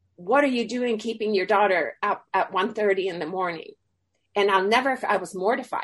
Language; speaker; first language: English; early bilingual, other home language; Swedish